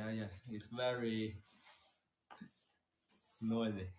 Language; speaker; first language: English; non-native, learner; Chinese